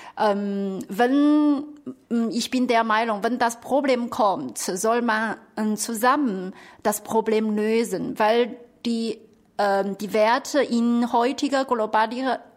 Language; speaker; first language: German; non-native, fluent; Chinese